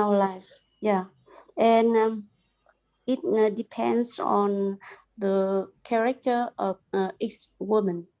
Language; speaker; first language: English; non-native, learner; Vietnamese